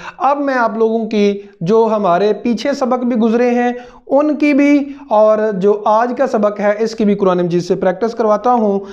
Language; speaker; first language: Urdu; native; Urdu